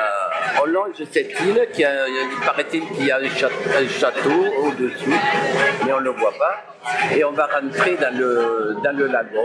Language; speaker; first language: French; native; French